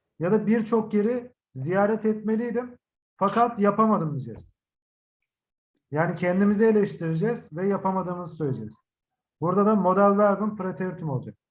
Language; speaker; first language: Turkish; native; Turkish